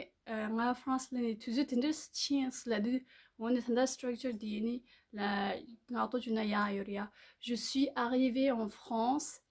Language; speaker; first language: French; non-native, learner; Tibetan